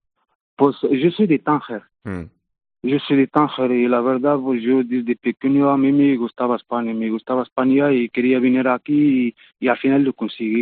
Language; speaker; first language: Spanish; non-native, fluent; Arabic